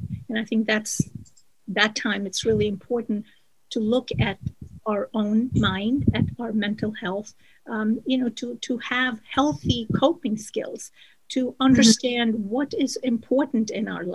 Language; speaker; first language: English; non-native, local second language; Kashmiri